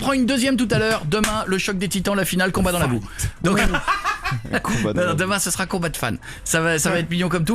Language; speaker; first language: French; native; French